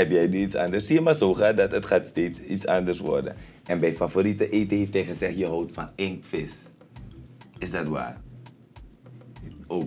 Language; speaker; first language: Dutch; native; Dutch